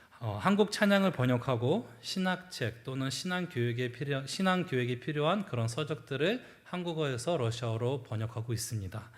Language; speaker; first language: Korean; early bilingual, heritage; Korean